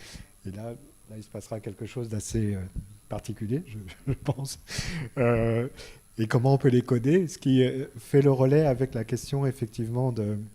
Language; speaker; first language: French; native; French